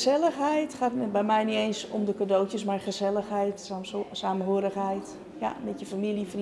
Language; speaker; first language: Dutch; native; Dutch